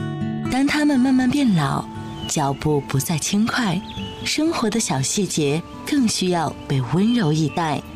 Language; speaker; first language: Chinese; native; Chinese